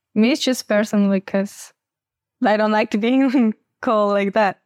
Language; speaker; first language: English; non-native, fluent; Spanish